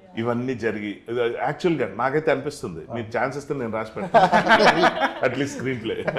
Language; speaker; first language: Telugu; native; Telugu